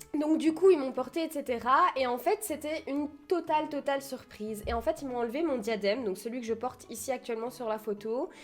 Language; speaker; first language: French; early bilingual, other home language; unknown